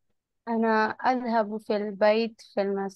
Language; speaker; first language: Arabic; non-native, learner; Urdu